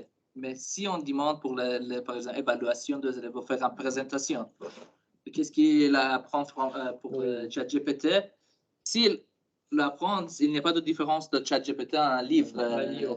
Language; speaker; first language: French; non-native, learner; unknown